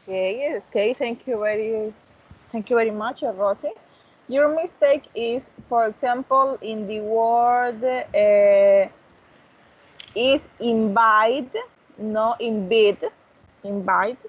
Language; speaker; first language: English; non-native, learner; Spanish